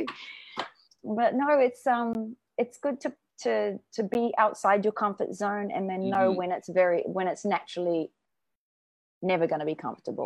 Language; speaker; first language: English; native; English